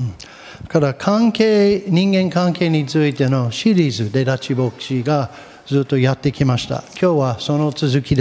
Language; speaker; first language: Japanese; non-native, fluent; English